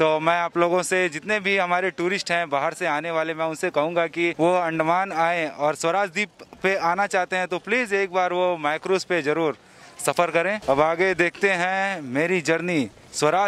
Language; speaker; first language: Hindi; native; Hindi